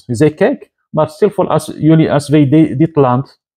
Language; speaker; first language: Dutch; non-native, fluent; Arabic